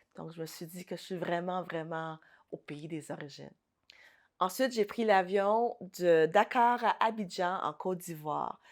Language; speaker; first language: French; early bilingual, other home language; Haitian Creole